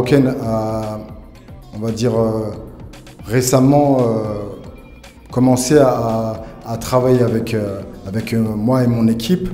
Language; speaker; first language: French; early bilingual, other home language; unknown